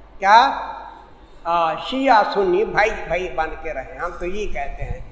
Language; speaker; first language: Urdu; non-native, local second language; Saraiki